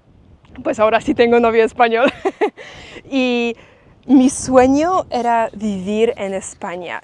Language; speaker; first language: Spanish; non-native, fluent; Polish